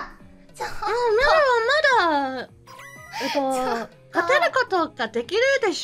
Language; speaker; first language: Japanese; non-native, learner; English